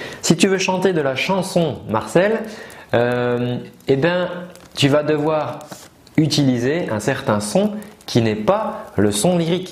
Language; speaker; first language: French; native; French